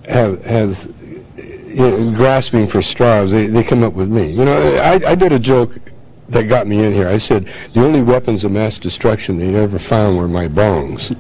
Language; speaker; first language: English; native; English